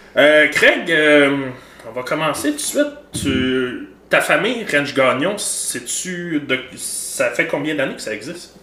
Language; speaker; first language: French; native; French